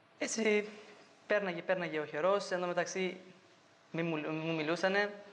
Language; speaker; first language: Greek; non-native, fluent; Albanian